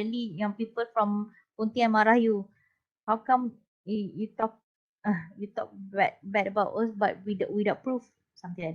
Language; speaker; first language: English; non-native, local second language; Malay